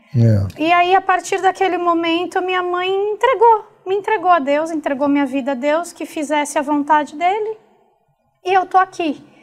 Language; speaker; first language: Portuguese; native; Portuguese